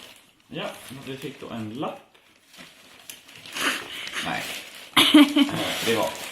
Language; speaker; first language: Swedish; native; Swedish